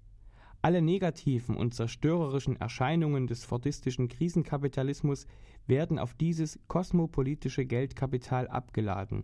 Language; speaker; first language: German; native; German